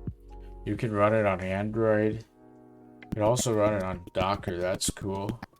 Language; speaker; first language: English; native; English